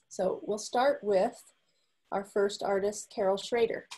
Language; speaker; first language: English; native; English